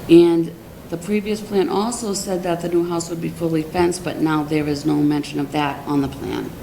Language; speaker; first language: English; native; English